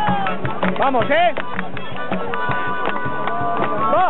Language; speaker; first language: Spanish; native; Spanish